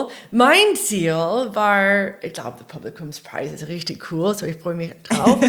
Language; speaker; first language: German; non-native, learner; English